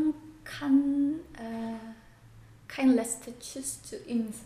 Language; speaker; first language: German; non-native, fluent; Korean